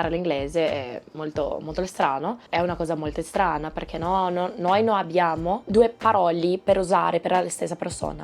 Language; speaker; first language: Italian; non-native, learner; Portuguese